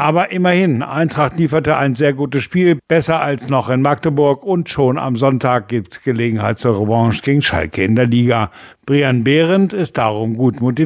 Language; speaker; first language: German; native; German